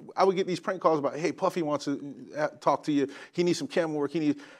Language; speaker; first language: English; native; English